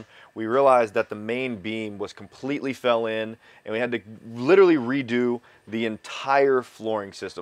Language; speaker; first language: English; native; English